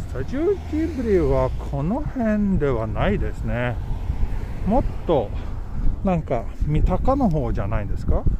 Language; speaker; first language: Japanese; non-native, fluent; Swedish